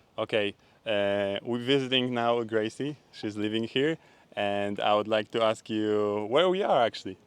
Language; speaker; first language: English; non-native, fluent; Polish